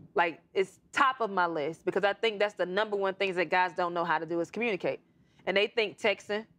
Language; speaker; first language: English; native; English